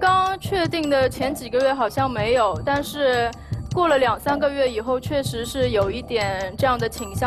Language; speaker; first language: Chinese; native; Chinese